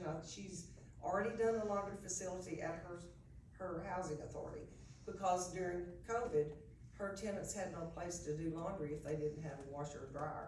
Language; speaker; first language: English; native; English